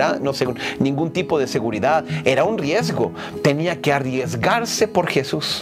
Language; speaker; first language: Spanish; non-native, fluent; Portuguese